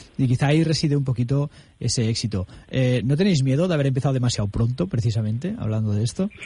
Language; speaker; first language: Spanish; non-native, local second language; Catalan